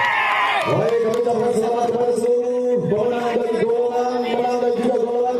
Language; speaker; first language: Indonesian; native; Indonesian